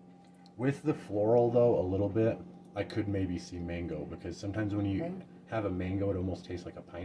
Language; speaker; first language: English; native; English